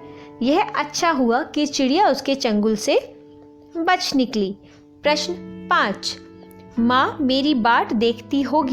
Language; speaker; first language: Hindi; native; Hindi